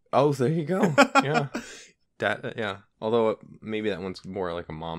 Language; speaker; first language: English; native; English